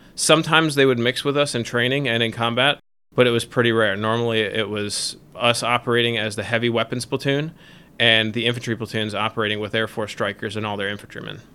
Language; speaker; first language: English; native; English